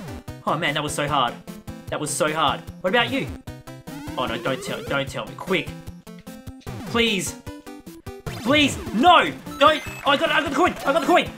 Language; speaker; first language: English; native; English